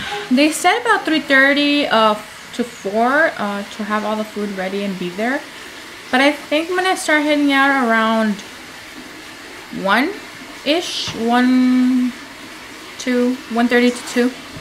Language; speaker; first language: English; early bilingual, other home language; Spanish